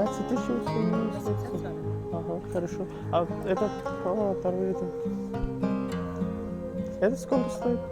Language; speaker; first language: Russian; non-native, learner; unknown